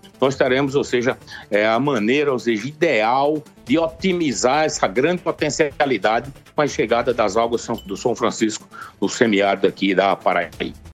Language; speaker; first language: Portuguese; native; Portuguese